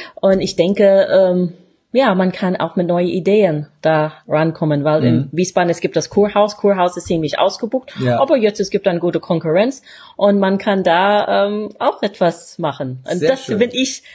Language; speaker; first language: German; non-native, fluent; English